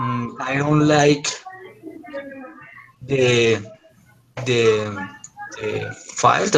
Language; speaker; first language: English; non-native, learner; Spanish